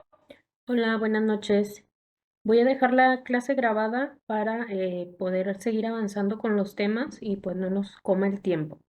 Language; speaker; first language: Spanish; native; Spanish